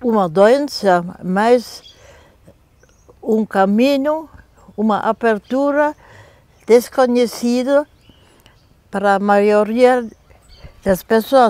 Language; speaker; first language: Portuguese; non-native, fluent; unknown